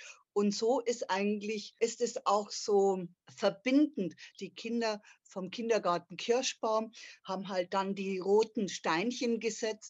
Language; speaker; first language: German; native; German